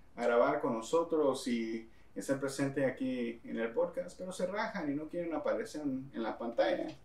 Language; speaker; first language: Spanish; early bilingual, heritage; Spanish